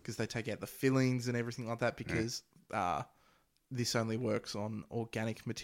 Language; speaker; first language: English; native; English